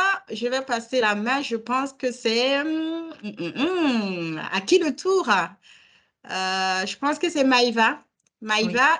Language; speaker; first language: French; native; French